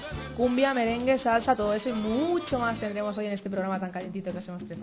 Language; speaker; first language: Spanish; native; Spanish